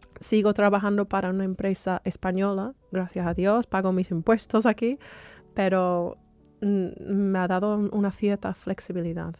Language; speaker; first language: Spanish; non-native, fluent; English